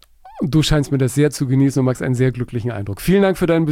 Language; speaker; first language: German; native; German